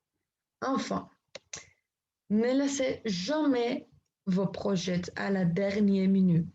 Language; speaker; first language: French; non-native, learner; Spanish